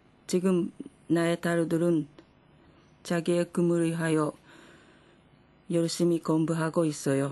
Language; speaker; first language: Korean; non-native, fluent; Japanese